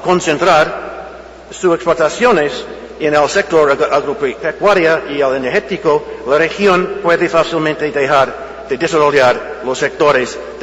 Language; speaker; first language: Spanish; non-native, fluent; English